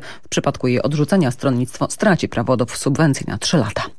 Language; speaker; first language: Polish; native; Polish